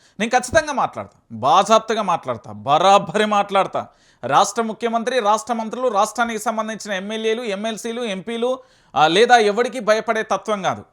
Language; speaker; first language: Telugu; native; Telugu